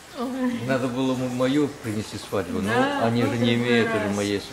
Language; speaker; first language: Russian; native; Russian